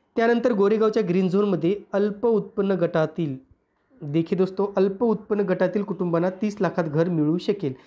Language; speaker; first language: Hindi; non-native, local second language; Marathi